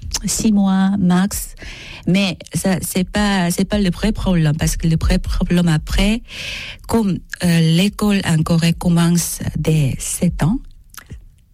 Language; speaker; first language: French; non-native, learner; Korean